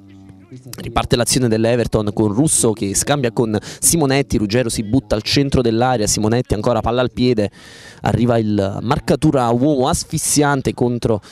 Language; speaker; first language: Italian; native; Italian